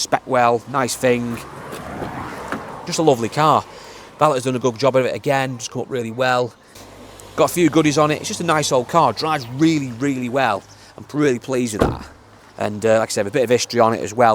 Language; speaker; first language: English; native; English